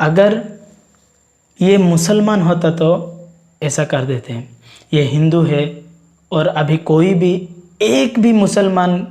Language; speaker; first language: Hindi; non-native, local second language; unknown